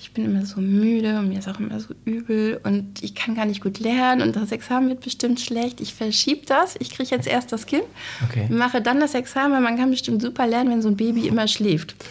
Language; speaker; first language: German; native; German